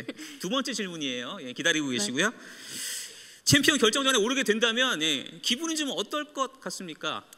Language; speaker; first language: Korean; native; Korean